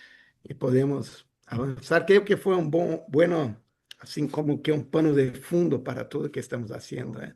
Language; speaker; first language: Spanish; non-native, fluent; Portuguese